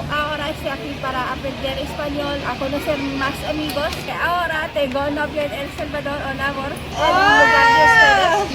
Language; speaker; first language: Spanish; non-native, learner; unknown